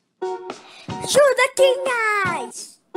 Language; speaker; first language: Portuguese; native; Portuguese